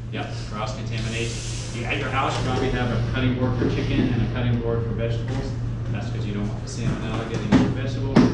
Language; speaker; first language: English; native; English